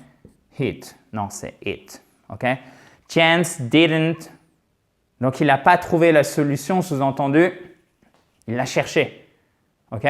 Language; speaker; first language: French; native; French